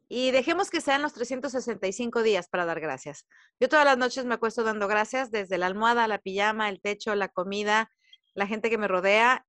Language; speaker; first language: Spanish; native; Spanish